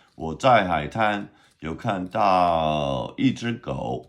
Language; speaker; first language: Chinese; non-native, fluent; English